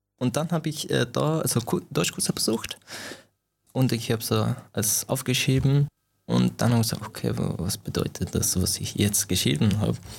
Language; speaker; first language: German; non-native, fluent; Persian